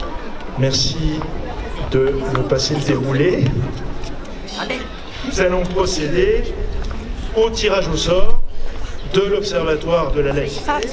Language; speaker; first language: French; native; French